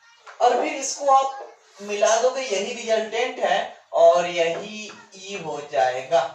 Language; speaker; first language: Hindi; native; Hindi